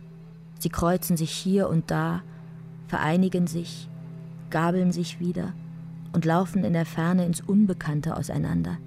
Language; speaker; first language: German; native; German